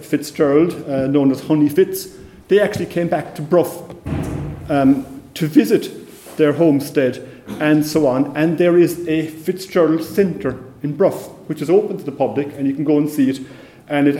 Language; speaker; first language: English; native; English